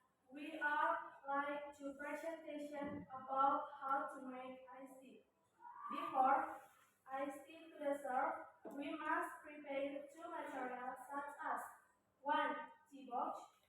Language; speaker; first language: English; non-native, learner; Indonesian